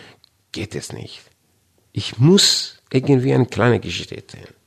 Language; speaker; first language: German; non-native, fluent; Persian